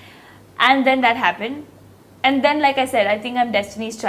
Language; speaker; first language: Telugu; non-native, local second language; Hindi